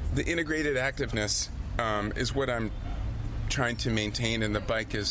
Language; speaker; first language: English; native; English